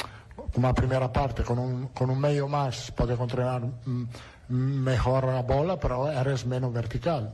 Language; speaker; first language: Portuguese; non-native, learner; Italian